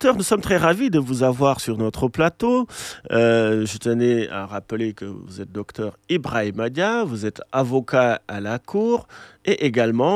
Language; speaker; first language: French; non-native, local second language; Wolof